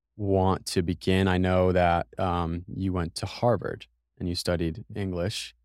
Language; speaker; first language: English; native; English